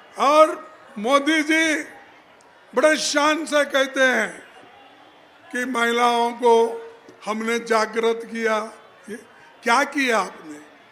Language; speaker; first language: Hindi; non-native, local second language; Kannada